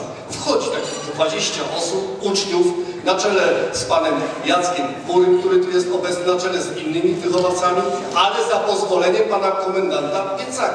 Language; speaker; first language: Polish; native; Polish